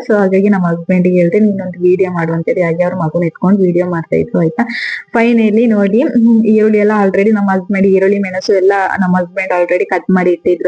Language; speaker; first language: Kannada; non-native, local second language; Kodava